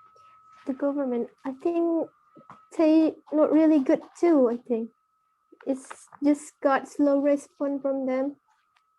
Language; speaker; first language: English; non-native, learner; Indonesian